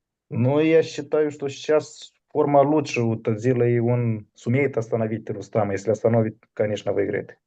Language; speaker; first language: Russian; non-native, fluent; Romanian